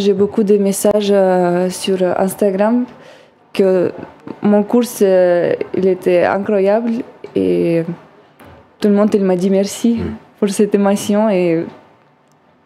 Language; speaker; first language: French; non-native, learner; Russian